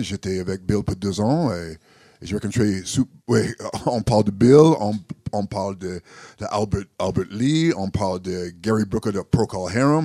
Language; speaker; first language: French; non-native, learner; English